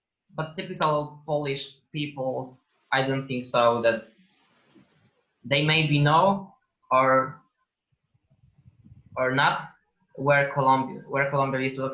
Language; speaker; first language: English; non-native, learner; Polish